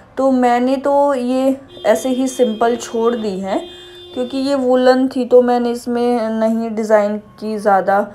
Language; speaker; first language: Hindi; native; Hindi